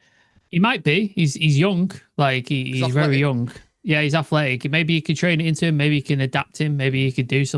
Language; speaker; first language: English; native; English